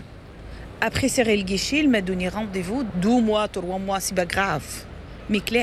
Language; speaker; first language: French; non-native, learner; Arabic